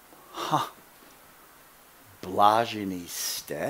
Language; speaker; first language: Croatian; early bilingual, heritage; Croatian